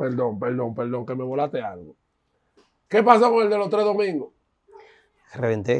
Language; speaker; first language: Spanish; native; Spanish